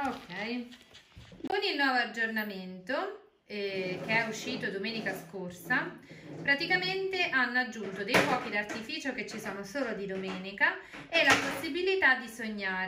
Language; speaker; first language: Italian; native; Italian